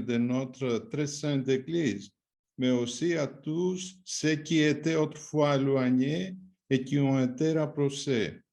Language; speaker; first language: French; non-native, fluent; Greek